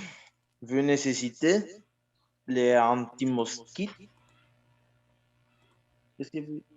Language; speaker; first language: French; non-native, learner; Spanish